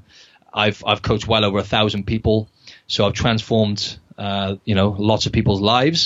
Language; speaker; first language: English; native; English